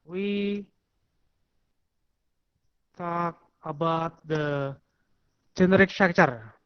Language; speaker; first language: English; non-native, fluent; Indonesian